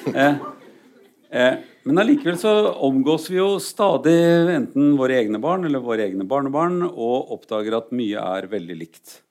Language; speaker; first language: Norwegian; native; Norwegian